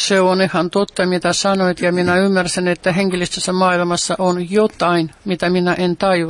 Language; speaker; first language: Finnish; non-native, fluent; Russian